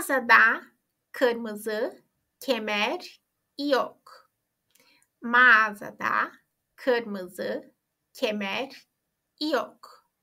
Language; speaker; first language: Turkish; non-native, fluent; Portuguese